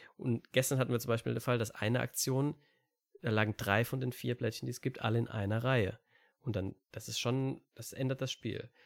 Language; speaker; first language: German; native; German